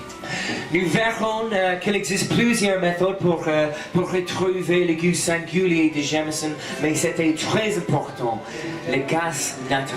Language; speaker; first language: French; non-native, learner; English